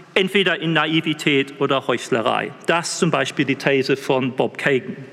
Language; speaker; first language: German; non-native, fluent; English